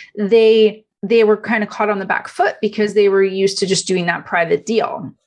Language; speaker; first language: English; non-native, fluent; Italian